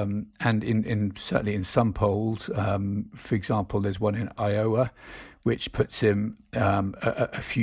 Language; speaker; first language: English; native; English